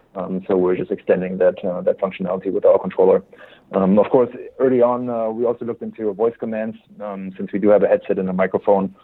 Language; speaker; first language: English; non-native, fluent; German